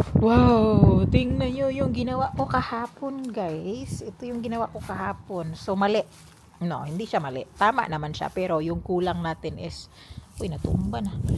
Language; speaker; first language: Filipino; non-native, local second language; Cebuano